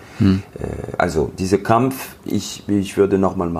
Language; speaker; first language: German; non-native, learner; French